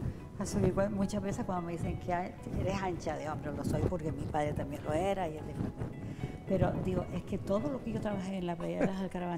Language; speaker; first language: Spanish; native; Spanish